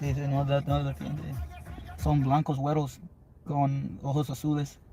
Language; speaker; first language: Spanish; early bilingual, heritage; English